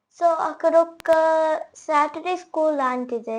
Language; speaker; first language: Telugu; early bilingual, heritage; Telugu